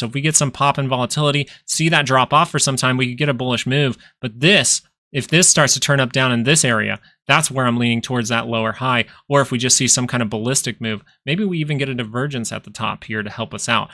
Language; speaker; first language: English; native; English